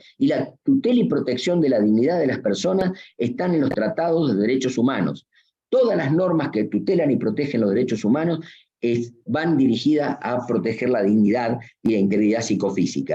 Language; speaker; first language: Spanish; native; Spanish